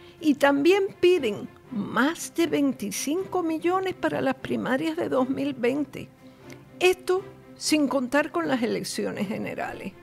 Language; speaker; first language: Spanish; native; Spanish